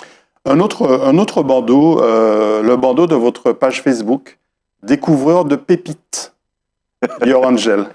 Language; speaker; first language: French; native; French